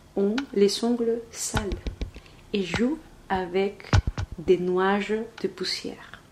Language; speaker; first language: French; non-native, fluent; Spanish